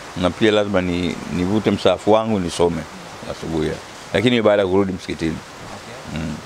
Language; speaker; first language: Swahili; native; Swahili